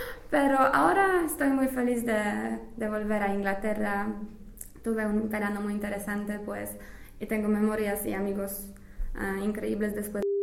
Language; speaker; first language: Spanish; non-native, fluent; English